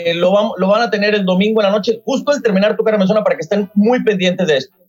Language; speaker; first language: Spanish; native; Spanish